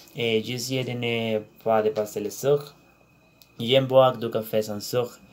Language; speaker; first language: French; non-native, learner; Spanish